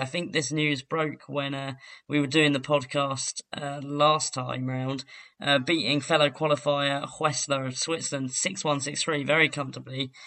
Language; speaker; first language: English; native; English